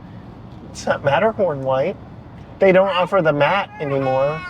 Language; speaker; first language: English; native; English